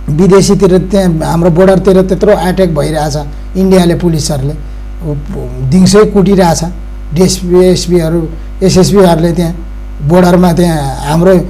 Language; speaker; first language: Nepali; non-native, local second language; Eastern Tamang